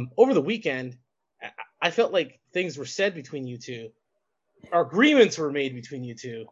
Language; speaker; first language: English; native; English